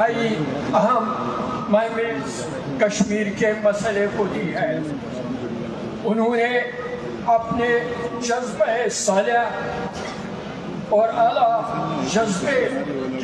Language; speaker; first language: Urdu; non-native, local second language; Kashmiri